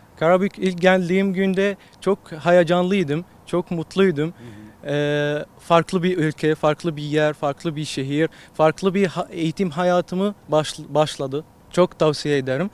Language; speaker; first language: Turkish; non-native, fluent; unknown